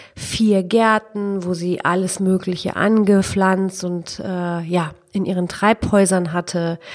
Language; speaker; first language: German; early bilingual, other home language; Polish